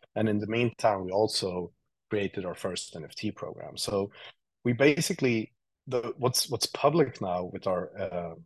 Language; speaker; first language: English; non-native, fluent; Swedish